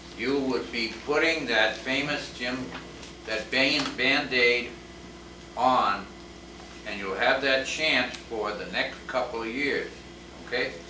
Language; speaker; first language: English; native; English